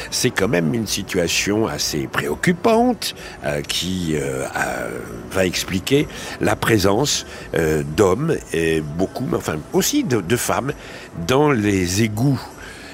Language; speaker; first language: French; native; French